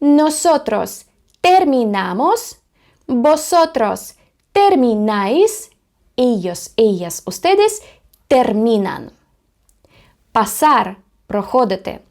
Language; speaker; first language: Spanish; non-native, fluent; Ukrainian